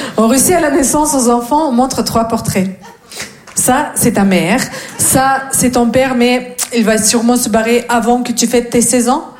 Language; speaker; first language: French; non-native, fluent; Russian